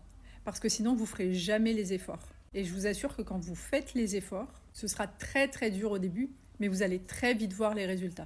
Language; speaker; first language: French; native; French